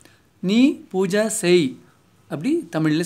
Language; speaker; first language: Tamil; non-native, fluent; Kannada